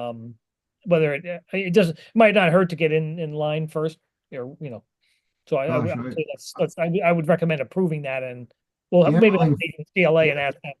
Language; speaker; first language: English; native; English